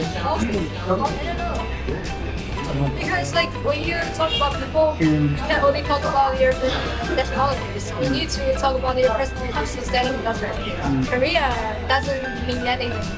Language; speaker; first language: English; non-native, learner; Chinese